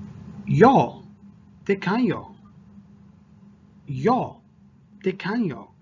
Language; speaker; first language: Swedish; non-native, fluent; Tigrinya